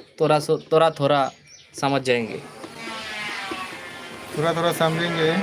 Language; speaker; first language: Hindi; non-native, learner; Bangla